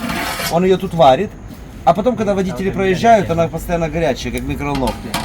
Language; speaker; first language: Russian; native; Russian